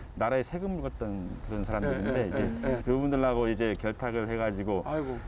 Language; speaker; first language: Korean; native; Korean